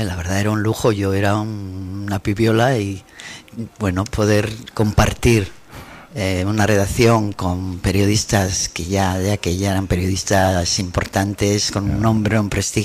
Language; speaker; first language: Spanish; native; Spanish